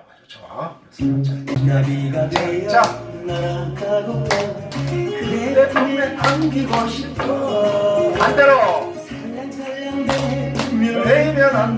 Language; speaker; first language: Korean; native; Korean